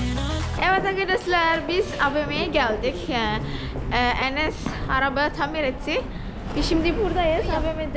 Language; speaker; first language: Turkish; non-native, learner; Indonesian